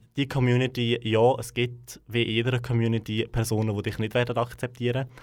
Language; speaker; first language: German; native; German